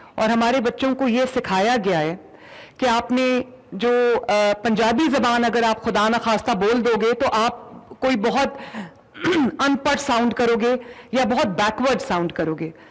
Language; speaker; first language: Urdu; native; Urdu